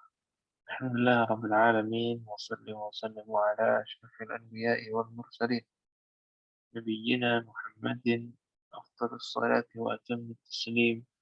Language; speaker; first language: Arabic; non-native, fluent; Indonesian